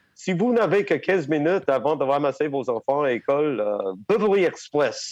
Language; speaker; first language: French; non-native, fluent; English